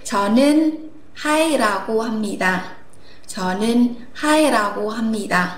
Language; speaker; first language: Korean; non-native, fluent; Vietnamese